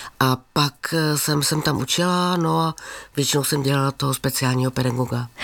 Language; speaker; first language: Czech; native; Czech